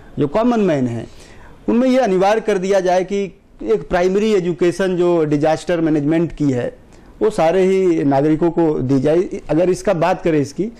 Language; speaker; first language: Hindi; native; Hindi